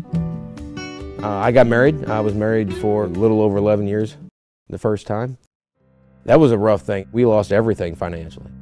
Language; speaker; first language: English; native; English